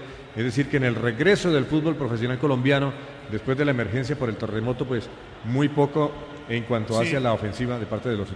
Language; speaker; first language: Spanish; native; Spanish